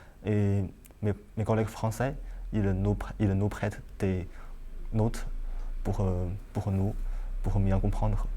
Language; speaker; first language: French; non-native, learner; Chinese